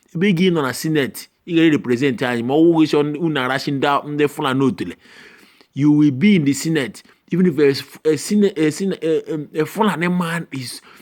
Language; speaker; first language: Nigerian Pidgin; non-native, local second language; Igbo